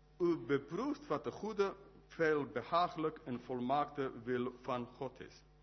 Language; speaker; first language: Dutch; non-native, fluent; English